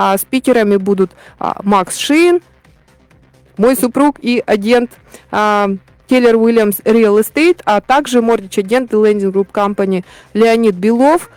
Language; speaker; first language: Russian; native; Russian